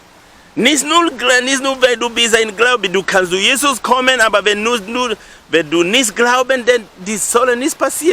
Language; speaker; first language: German; non-native, learner; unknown